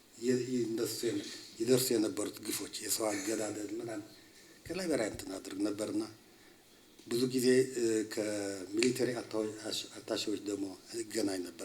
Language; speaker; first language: Amharic; non-native, local second language; Tigrinya